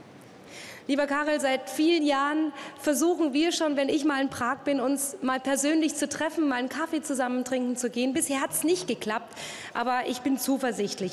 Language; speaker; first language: German; native; German